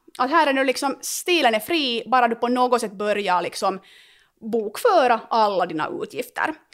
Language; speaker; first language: Swedish; native; Swedish